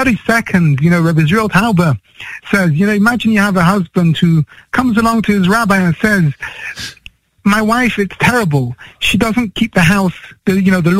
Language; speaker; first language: English; native; English